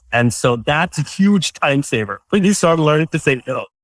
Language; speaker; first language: English; non-native, local second language; Malayalam